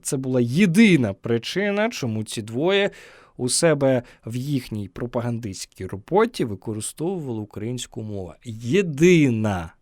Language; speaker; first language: Ukrainian; native; Ukrainian